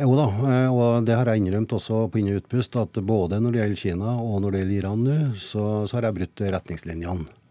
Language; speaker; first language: Norwegian; native; Norwegian